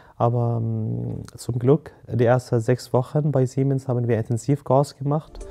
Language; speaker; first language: German; non-native, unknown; Arabic